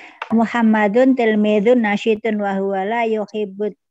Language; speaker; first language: Arabic; non-native, learner; Indonesian